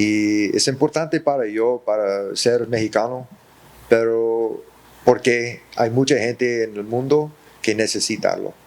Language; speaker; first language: Spanish; early bilingual, heritage; English